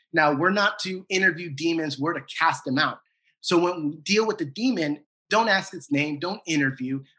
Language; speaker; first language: English; native; English